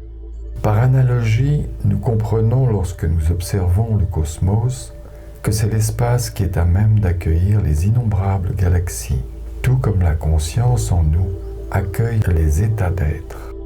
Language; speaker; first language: French; native; French